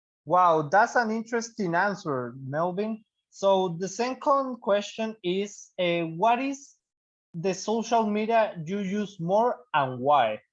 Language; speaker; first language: English; non-native, learner; Spanish